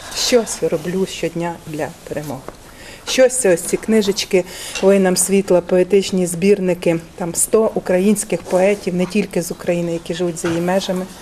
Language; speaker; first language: Ukrainian; native; Ukrainian